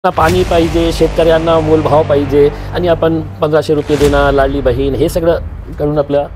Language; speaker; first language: Marathi; non-native, local second language; Urdu